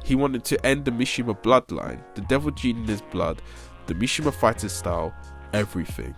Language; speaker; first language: English; native; English